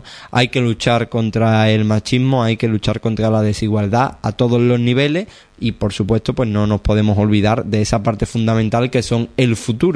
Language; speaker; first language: Spanish; native; Spanish